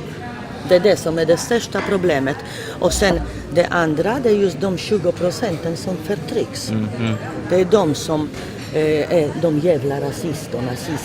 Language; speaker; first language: Swedish; non-native, fluent; Polish